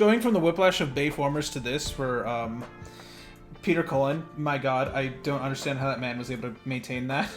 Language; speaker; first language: English; native; English